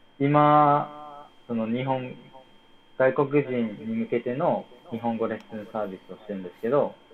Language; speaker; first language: Japanese; native; Japanese